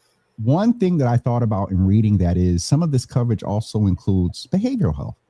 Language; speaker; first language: English; native; English